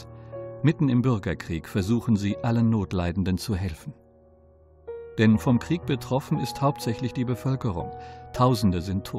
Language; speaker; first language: German; native; German